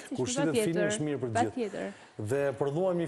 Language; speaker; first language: Albanian; native; Albanian